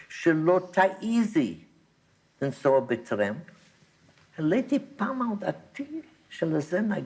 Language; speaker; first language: Hebrew; non-native, fluent; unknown